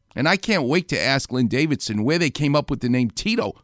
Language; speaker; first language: English; native; English